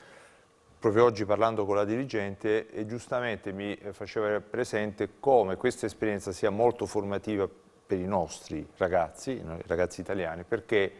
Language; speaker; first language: Italian; native; Italian